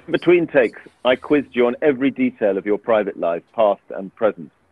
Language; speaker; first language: English; native; English